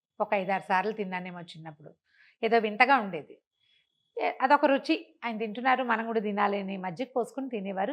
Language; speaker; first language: Telugu; native; Telugu